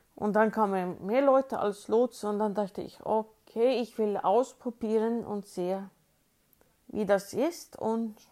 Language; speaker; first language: German; non-native, fluent; Swedish